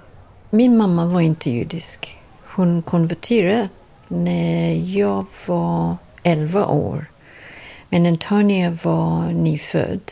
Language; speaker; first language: Swedish; non-native, learner; English